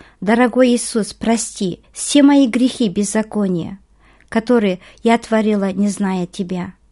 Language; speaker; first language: Russian; non-native, local second language; Kazakh